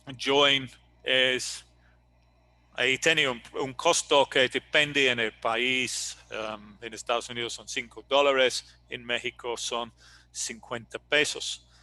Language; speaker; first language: Spanish; non-native, fluent; English